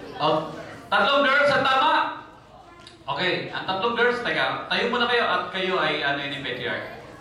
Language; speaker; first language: Filipino; native; Filipino